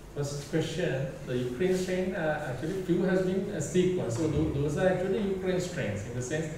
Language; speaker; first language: English; non-native, local second language; Sinhala